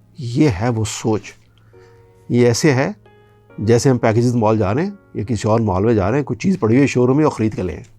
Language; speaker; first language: Urdu; native; Urdu